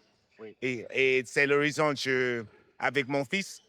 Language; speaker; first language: French; non-native, fluent; English